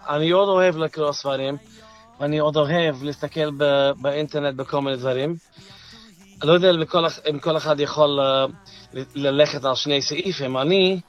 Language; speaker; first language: Hebrew; non-native, fluent; Yiddish